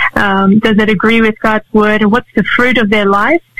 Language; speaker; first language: English; native; English